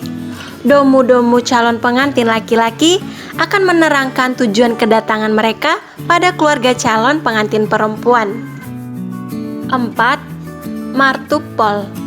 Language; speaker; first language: Indonesian; native; Indonesian